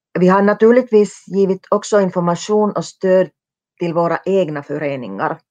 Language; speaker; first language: Swedish; non-native, local second language; Finnish